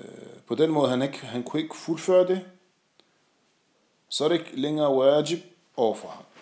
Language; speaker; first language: Danish; non-native, fluent; Arabic